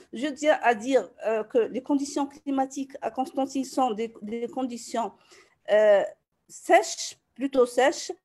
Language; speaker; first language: French; non-native, local second language; Arabic